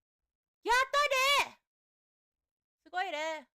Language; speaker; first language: Japanese; non-native, learner; English